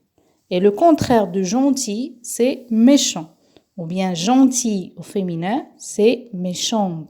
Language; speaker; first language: French; non-native, local second language; Arabic